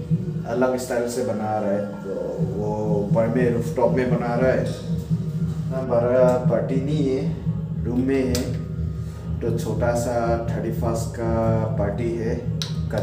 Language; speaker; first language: Hindi; non-native, local second language; Assamese